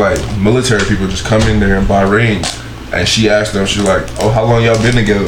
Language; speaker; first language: English; non-native, local second language; Esan